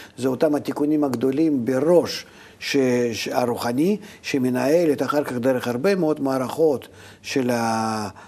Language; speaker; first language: Hebrew; non-native, fluent; Russian